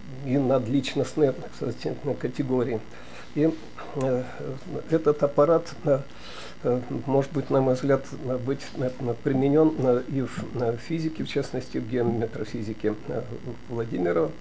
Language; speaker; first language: Russian; native; Russian